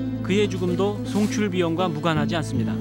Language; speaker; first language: Korean; native; Korean